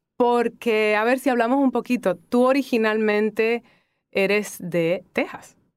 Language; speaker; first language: Spanish; native; Spanish